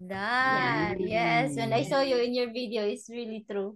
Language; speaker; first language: English; non-native, learner; Cebuano